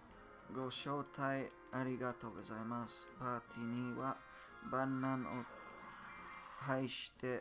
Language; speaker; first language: Japanese; non-native, learner; English